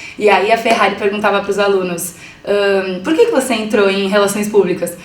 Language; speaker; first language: Portuguese; early bilingual, other home language; Spanish